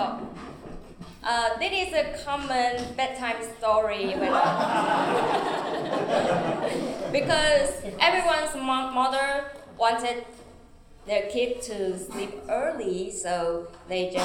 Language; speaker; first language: English; non-native, fluent; Chinese